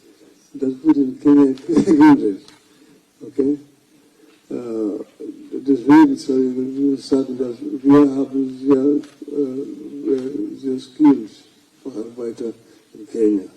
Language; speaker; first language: German; non-native, fluent; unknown